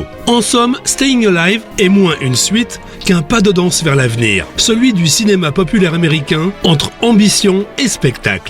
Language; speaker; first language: French; native; French